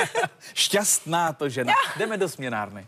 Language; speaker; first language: Czech; native; Czech